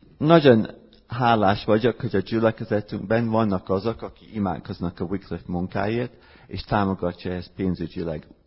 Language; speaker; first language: Hungarian; non-native, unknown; English